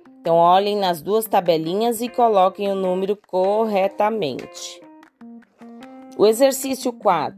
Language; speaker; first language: Portuguese; native; Portuguese